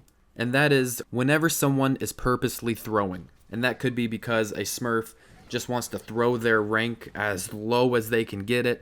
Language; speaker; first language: English; native; English